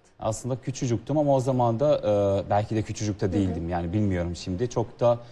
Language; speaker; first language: Turkish; non-native, learner; Serbian